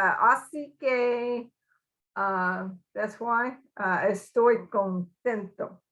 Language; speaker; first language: Spanish; non-native, learner; English